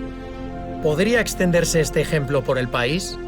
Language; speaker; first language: Spanish; native; Spanish